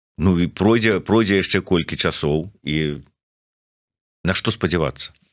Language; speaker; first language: Belarusian; non-native, local second language; Russian